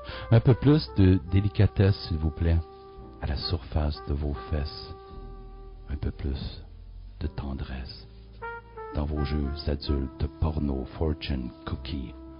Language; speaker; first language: French; native; French